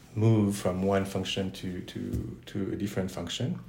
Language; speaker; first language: English; non-native, fluent; French